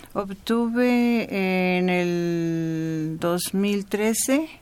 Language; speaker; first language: Spanish; native; Spanish